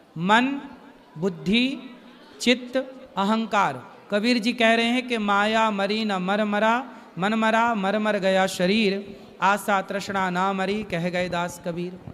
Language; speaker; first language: Hindi; native; Hindi